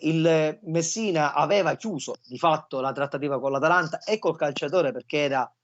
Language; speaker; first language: Italian; native; Italian